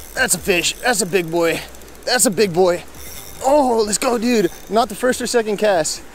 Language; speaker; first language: English; native; English